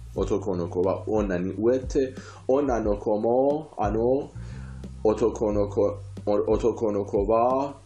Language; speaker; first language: Japanese; non-native, learner; Persian